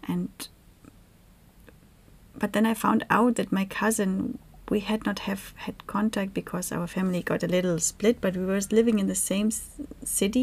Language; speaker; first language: English; non-native, fluent; German